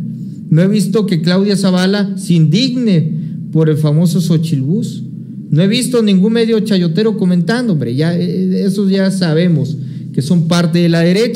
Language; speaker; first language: Spanish; native; Spanish